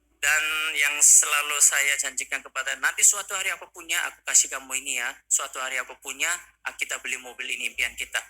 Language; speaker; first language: Indonesian; non-native, fluent; Korean